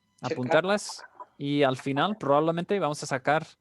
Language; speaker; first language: Spanish; non-native, fluent; English